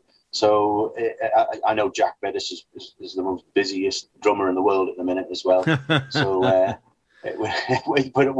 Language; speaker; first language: English; native; English